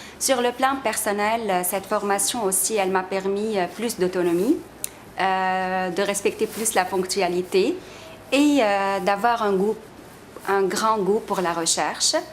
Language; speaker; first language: French; non-native, local second language; Arabic